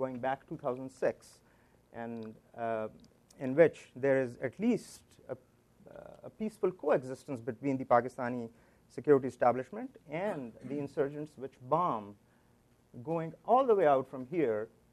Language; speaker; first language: English; non-native, local second language; Pashto